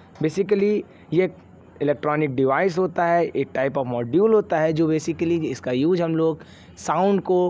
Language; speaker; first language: Hindi; native; Hindi